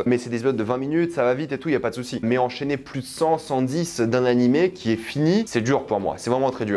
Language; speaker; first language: French; native; French